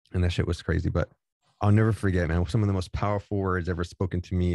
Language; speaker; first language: English; native; English